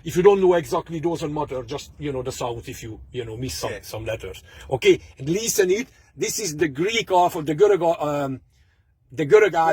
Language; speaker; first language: English; non-native, fluent; Hungarian